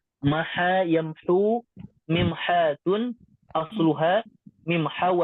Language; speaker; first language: Arabic; non-native, fluent; Indonesian